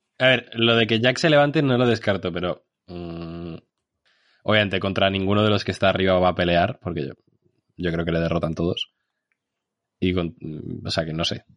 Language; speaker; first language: Spanish; native; Spanish